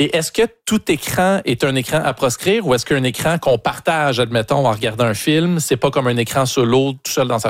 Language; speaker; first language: French; native; French